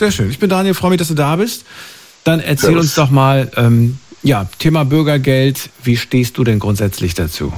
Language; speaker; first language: German; native; German